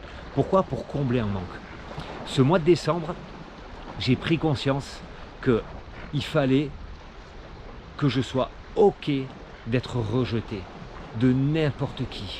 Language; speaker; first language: French; native; French